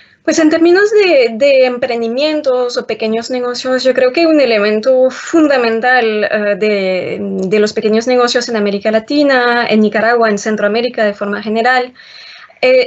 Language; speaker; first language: Spanish; non-native, fluent; French